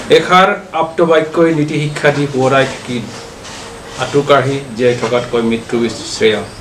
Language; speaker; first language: Assamese; non-native, local second language; Mising